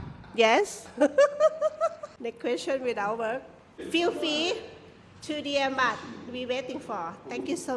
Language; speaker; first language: English; non-native, learner; Thai